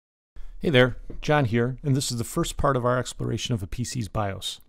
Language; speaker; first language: English; native; English